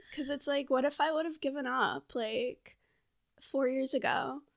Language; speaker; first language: English; native; English